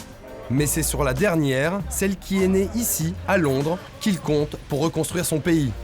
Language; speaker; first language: French; native; French